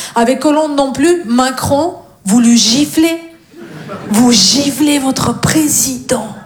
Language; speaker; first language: French; non-native, fluent; Russian